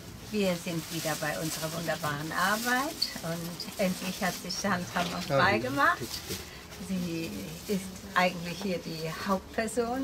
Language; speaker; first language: German; native; German